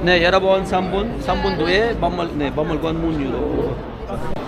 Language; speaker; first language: Korean; non-native, learner; Arabic